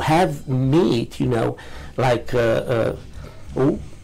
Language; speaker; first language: English; non-native, learner; Romanian